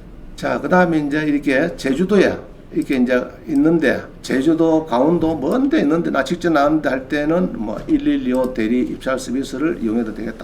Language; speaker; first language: Korean; native; Korean